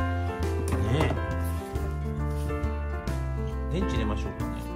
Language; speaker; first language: Japanese; native; Japanese